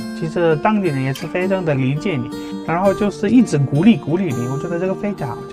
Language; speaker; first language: Chinese; non-native, fluent; Bulgarian